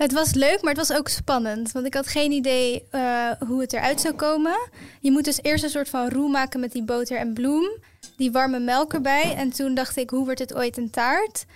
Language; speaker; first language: Dutch; native; Dutch